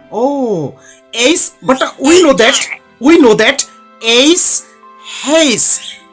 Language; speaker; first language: English; non-native, learner; Bangla